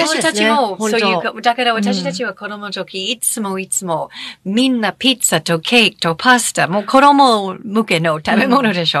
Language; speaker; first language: Japanese; non-native, fluent; English